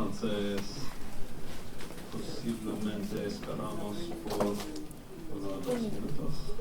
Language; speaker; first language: Spanish; non-native, learner; English